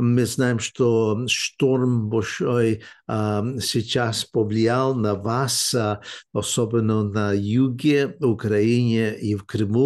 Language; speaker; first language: Russian; early bilingual, heritage; English